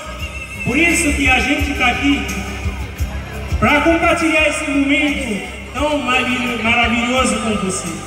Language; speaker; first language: Portuguese; non-native, fluent; Haitian Creole